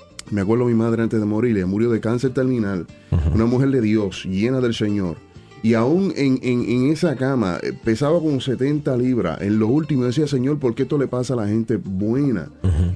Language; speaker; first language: Spanish; native; Spanish